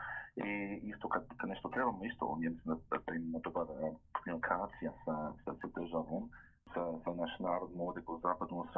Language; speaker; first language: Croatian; early bilingual, heritage; Croatian